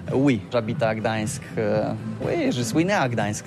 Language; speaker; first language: French; non-native, learner; Polish